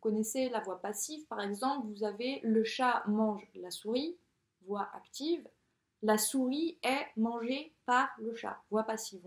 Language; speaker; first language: French; native; French